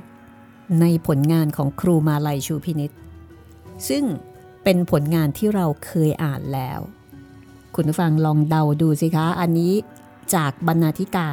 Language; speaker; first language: Thai; native; Thai